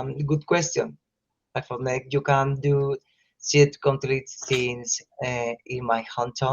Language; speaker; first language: English; non-native, learner; Spanish